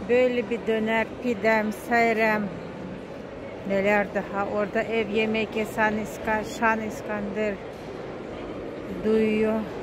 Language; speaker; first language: Turkish; non-native, learner; Russian